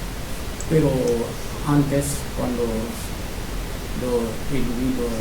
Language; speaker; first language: Spanish; non-native, learner; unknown